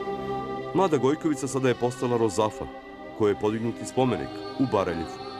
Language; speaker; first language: Bosnian; native; Bosnian